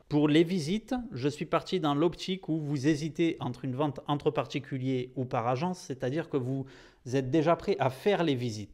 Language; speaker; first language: French; native; French